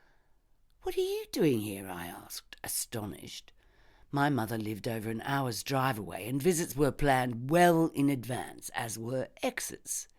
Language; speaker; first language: English; native; English